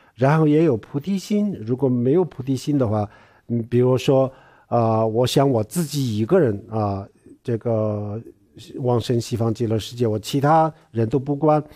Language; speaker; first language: Chinese; non-native, local second language; Tibetan